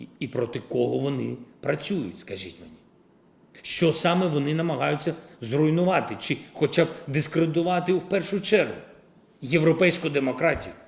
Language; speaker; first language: Ukrainian; non-native, local second language; Russian